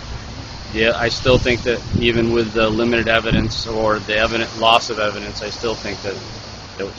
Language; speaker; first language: English; native; English